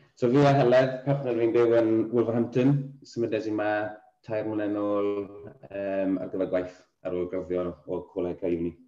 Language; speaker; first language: Welsh; native; Welsh